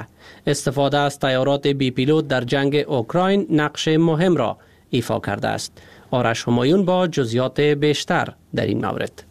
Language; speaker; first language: Persian; native; Persian